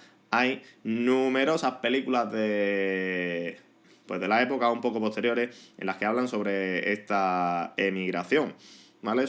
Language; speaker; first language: Spanish; native; Spanish